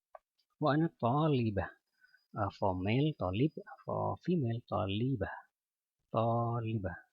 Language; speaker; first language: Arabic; non-native, learner; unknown